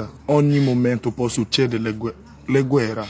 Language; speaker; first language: Italian; non-native, learner; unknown